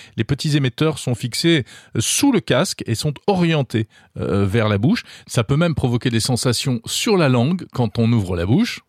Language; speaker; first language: French; native; French